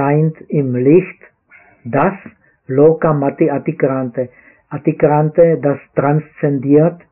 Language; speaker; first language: German; non-native, fluent; Czech